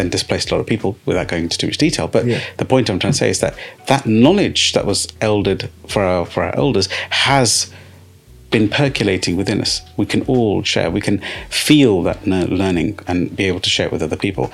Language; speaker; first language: English; native; English